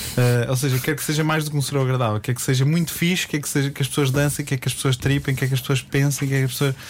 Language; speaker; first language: Portuguese; native; Portuguese